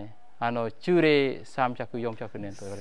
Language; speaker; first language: Japanese; non-native, fluent; Khmer